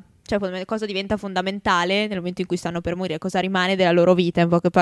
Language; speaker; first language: Italian; native; Italian